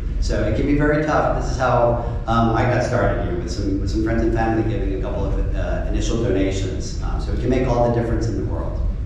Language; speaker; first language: English; native; English